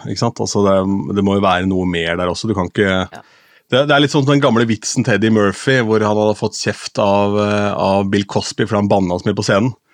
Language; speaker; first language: Norwegian; native; Norwegian